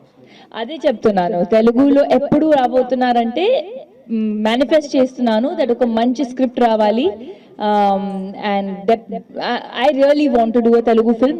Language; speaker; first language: Telugu; non-native, local second language; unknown